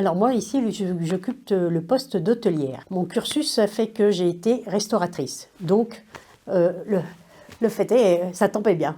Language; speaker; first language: French; native; French